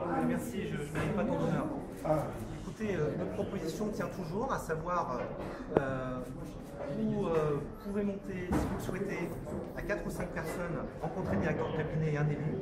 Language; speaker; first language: French; native; French